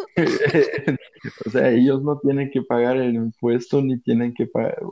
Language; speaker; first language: Spanish; non-native, fluent; German